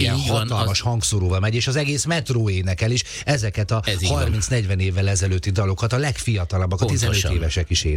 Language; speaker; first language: Hungarian; native; Hungarian